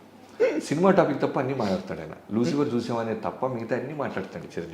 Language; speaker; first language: Telugu; native; Telugu